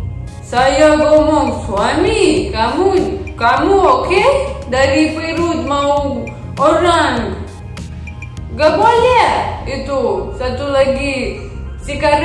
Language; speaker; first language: Indonesian; non-native, learner; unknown